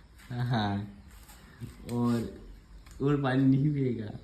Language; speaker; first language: Hindi; native; Hindi